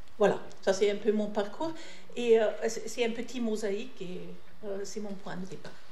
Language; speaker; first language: French; non-native, fluent; German